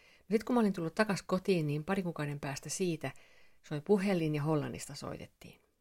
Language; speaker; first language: Finnish; non-native, local second language; Swedish